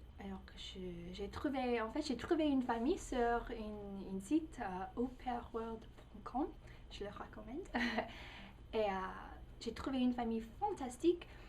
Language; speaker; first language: French; non-native, fluent; English